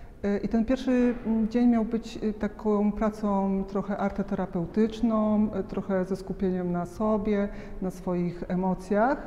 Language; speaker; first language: Polish; native; Polish